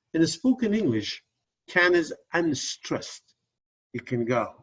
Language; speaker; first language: English; non-native, fluent; Persian